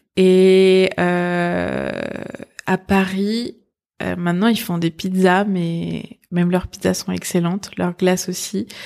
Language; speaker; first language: French; early bilingual, other home language; Persian